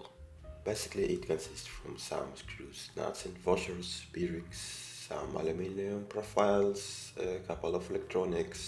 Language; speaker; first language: English; non-native, fluent; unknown